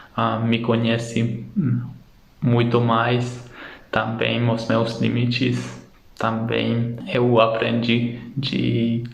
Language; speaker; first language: Portuguese; non-native, learner; Hungarian